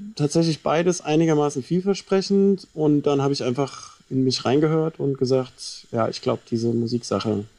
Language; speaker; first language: German; native; German